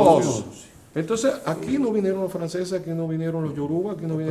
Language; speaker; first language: Spanish; native; Spanish